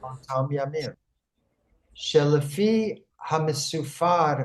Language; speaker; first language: Hebrew; non-native, learner; English